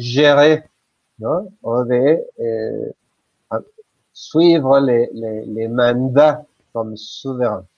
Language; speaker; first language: French; non-native, fluent; Spanish